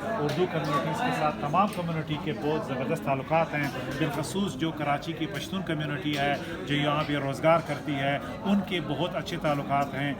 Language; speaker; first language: Urdu; non-native, local second language; Pashto